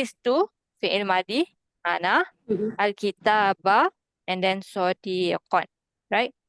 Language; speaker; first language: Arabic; non-native, fluent; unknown